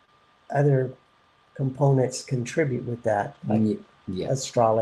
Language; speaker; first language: English; native; English